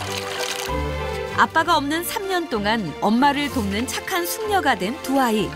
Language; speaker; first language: Korean; native; Korean